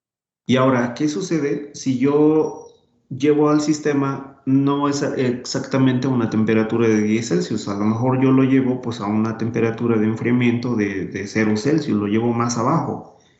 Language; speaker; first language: Spanish; native; Spanish